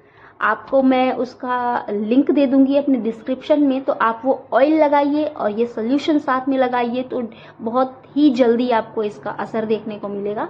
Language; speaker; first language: Hindi; native; Hindi